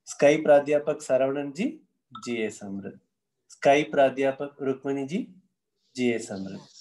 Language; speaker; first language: Hindi; non-native, local second language; Tamil